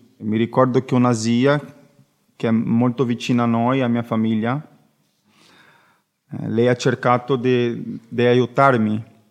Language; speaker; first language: Italian; non-native, learner; Portuguese